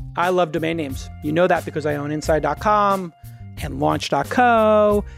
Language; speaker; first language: English; native; English